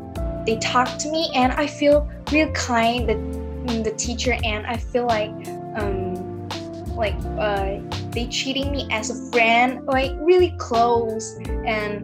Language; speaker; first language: English; early bilingual, other home language; Indonesian